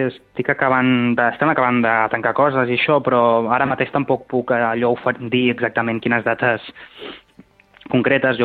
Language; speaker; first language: Catalan; native; Catalan